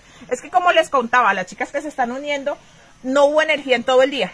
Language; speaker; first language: Spanish; native; Spanish